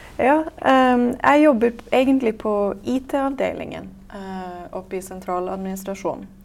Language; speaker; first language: Norwegian; native; Norwegian